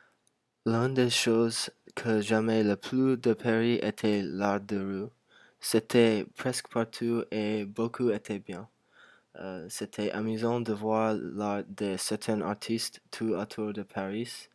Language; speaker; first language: French; non-native, learner; English